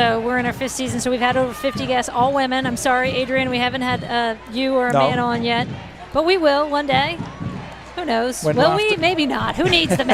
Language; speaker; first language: English; native; English